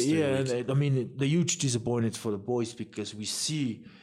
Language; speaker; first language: English; non-native, fluent; Samoan